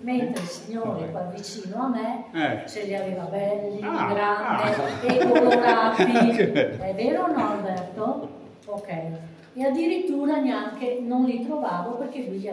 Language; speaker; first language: Italian; native; Italian